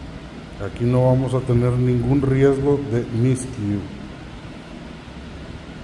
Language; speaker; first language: Spanish; native; Spanish